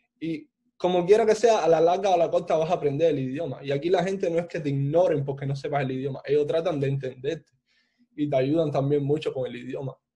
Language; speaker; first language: Spanish; native; Spanish